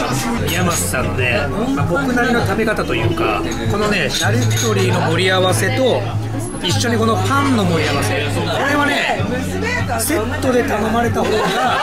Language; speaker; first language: Japanese; native; Japanese